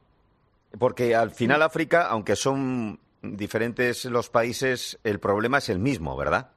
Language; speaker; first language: Spanish; native; Spanish